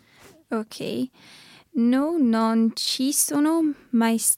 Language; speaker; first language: Italian; non-native, learner; English